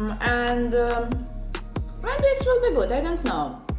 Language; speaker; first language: English; non-native, learner; Russian